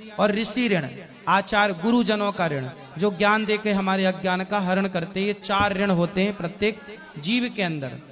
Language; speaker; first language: Hindi; native; Hindi